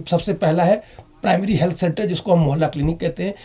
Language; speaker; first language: Hindi; native; Hindi